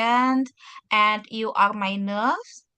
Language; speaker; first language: English; non-native, fluent; Indonesian